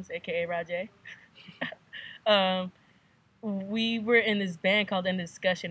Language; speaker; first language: English; native; English